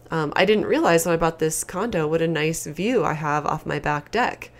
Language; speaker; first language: English; native; English